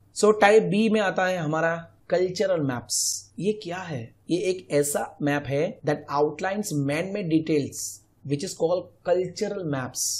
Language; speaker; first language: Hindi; non-native, local second language; Gujarati